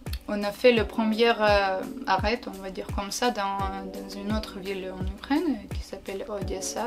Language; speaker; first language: French; non-native, learner; Ukrainian